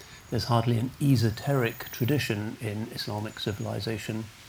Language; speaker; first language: English; native; English